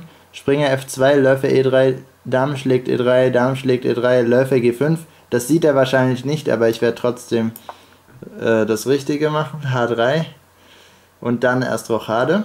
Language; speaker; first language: German; native; German